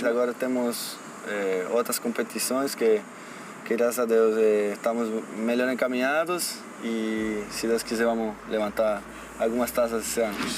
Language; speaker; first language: Portuguese; non-native, local second language; Spanish